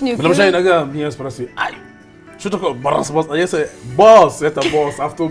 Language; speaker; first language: Russian; non-native, learner; English